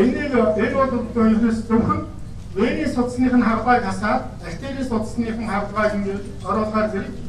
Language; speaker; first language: Mongolian; native; Mongolian